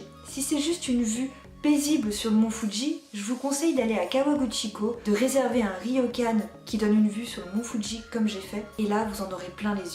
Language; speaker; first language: French; native; French